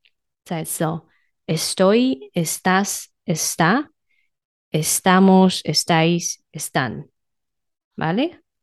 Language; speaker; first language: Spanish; non-native, fluent; Chinese